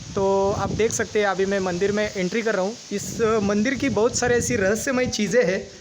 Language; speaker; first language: Hindi; non-native, local second language; Marathi